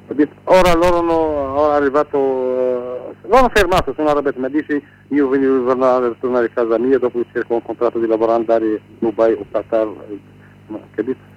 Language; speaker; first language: Italian; non-native, learner; Arabic